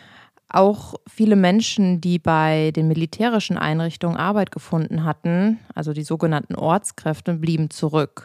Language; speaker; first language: German; native; German